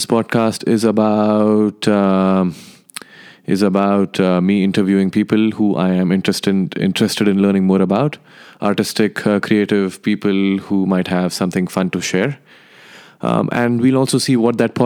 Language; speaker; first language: English; non-native, local second language; Hindi